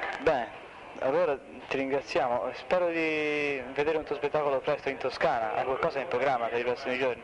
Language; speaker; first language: Italian; native; Italian